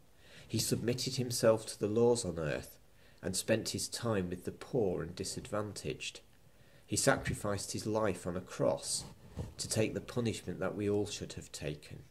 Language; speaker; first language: English; native; English